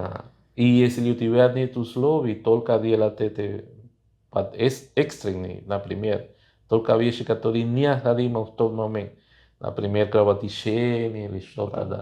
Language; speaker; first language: Russian; non-native, fluent; Spanish